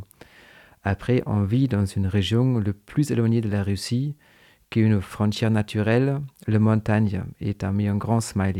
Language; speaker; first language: French; native; French